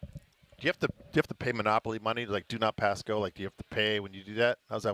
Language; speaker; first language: English; native; English